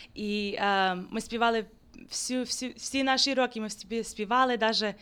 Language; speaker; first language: Ukrainian; early bilingual, heritage; Ukrainian